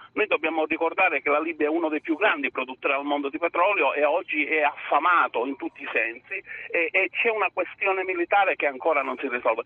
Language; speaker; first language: Italian; native; Italian